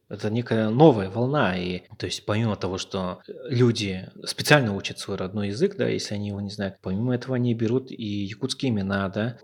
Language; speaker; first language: Russian; native; Russian